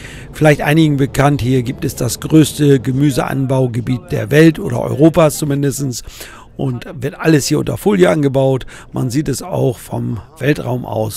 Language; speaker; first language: German; native; German